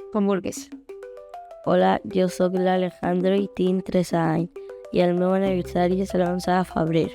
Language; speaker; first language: Catalan; non-native, learner; Spanish